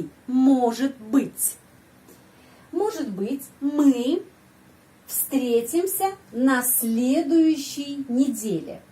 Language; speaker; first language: Russian; non-native, fluent; Indonesian